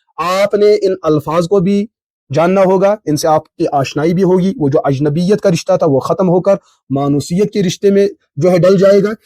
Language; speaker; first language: Urdu; non-native, local second language; Kashmiri